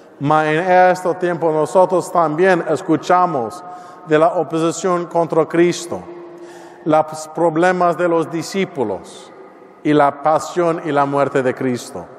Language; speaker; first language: Spanish; non-native, learner; English